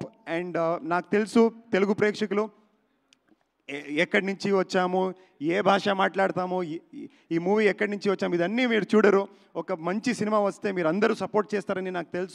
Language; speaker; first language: Telugu; non-native, learner; Kannada